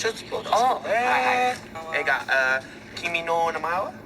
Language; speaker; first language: Japanese; non-native, learner; Spanish